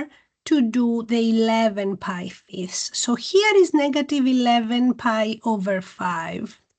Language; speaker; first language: English; non-native, fluent; Greek